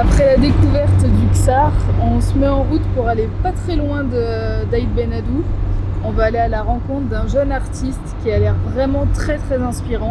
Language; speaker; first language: French; native; French